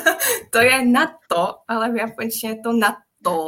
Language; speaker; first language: Czech; non-native, fluent; Japanese